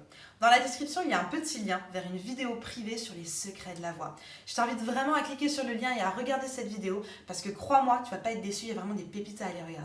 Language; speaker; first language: French; native; French